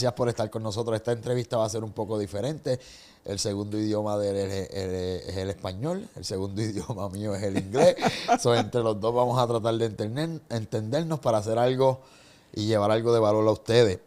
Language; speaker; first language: Spanish; native; Spanish